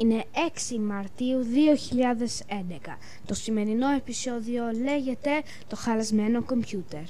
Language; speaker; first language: Greek; early bilingual, heritage; English